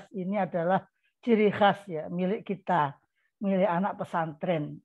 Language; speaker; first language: Indonesian; native; Indonesian